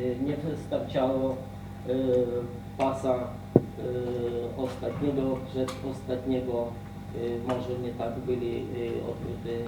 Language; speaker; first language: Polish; non-native, learner; Ukrainian